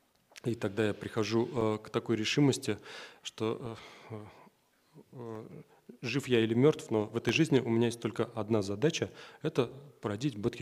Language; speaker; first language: Russian; native; Russian